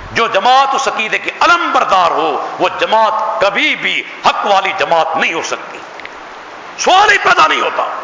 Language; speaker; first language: Urdu; non-native, local second language; Sindhi